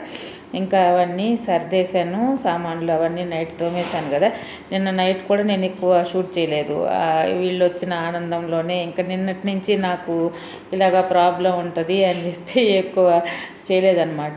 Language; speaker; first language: Telugu; native; Telugu